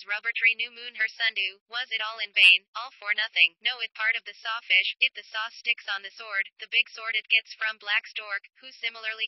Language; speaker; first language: English; non-native, fluent; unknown